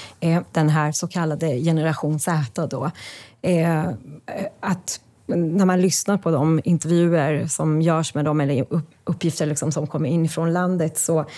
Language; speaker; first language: Swedish; non-native, fluent; Persian